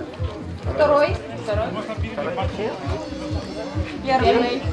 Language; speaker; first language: Russian; non-native, local second language; Chuvash